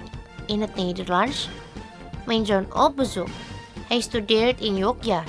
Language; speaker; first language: Dutch; non-native, fluent; Indonesian